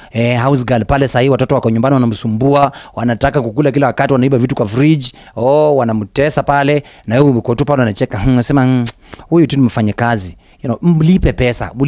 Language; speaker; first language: Swahili; non-native, local second language; Luyia